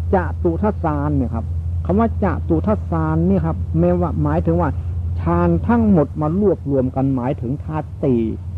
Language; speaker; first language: Thai; non-native, local second language; Northeastern Thai